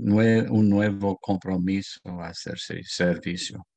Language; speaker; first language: Spanish; non-native, fluent; English